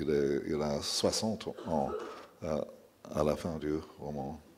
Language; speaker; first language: French; non-native, fluent; English